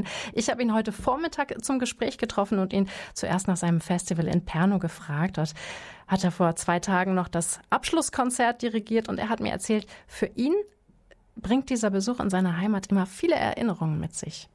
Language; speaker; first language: German; native; German